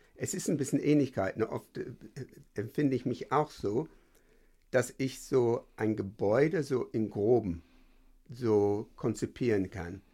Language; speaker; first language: German; non-native, fluent; English